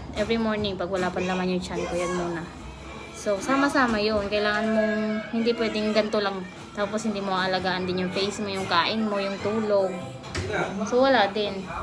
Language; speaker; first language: Filipino; non-native, local second language; Cebuano